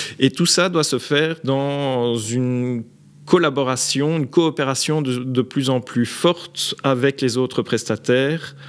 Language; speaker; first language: French; native; French